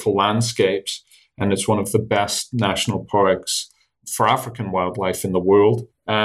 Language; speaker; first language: English; native; English